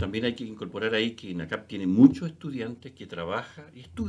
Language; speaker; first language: Spanish; native; Spanish